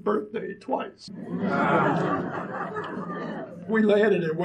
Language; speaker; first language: English; native; English